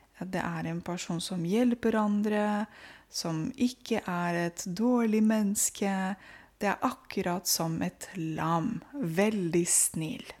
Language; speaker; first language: Norwegian; non-native, fluent; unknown